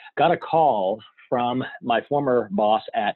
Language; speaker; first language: English; native; English